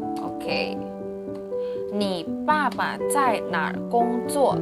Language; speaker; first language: Chinese; non-native, fluent; Indonesian